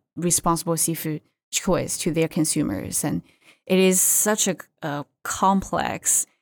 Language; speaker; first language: English; non-native, fluent; Chinese